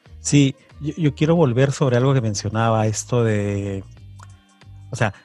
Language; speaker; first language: Spanish; native; Spanish